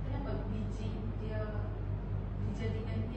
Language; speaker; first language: Malay; native; Malay